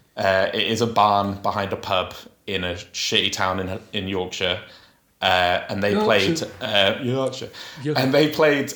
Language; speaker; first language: English; native; English